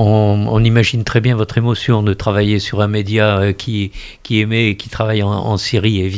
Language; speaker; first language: French; native; French